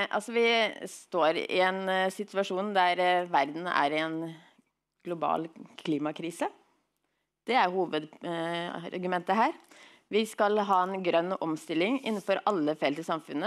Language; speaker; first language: Norwegian; native; Norwegian